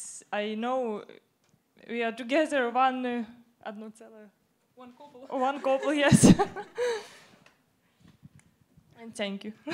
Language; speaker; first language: English; non-native, learner; Ukrainian